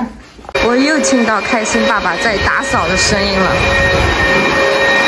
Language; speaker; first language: Chinese; native; Chinese